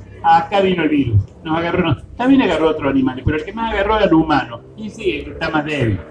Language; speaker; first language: Spanish; native; Spanish